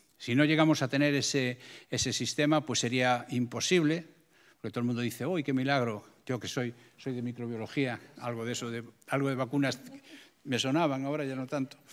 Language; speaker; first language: Spanish; native; Spanish